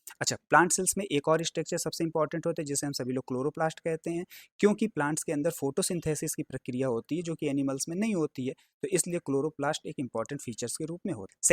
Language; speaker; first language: Hindi; native; Hindi